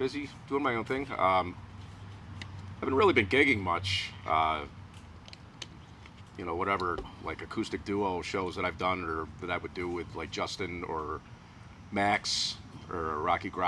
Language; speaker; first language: English; native; English